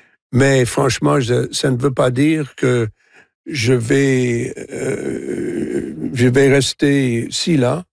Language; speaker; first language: French; non-native, local second language; English